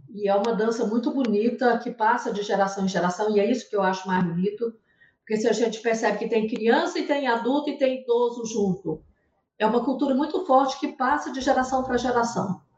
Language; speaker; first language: Portuguese; native; Portuguese